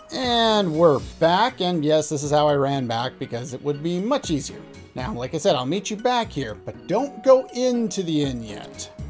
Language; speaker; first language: English; native; English